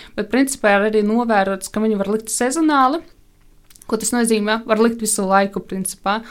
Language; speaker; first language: Latvian; non-native, local second language; Russian